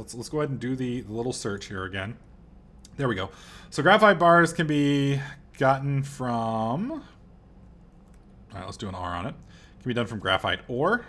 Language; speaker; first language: English; native; English